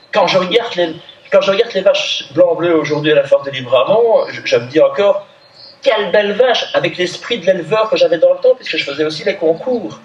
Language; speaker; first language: French; native; French